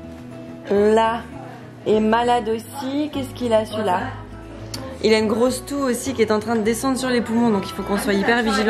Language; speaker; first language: French; native; French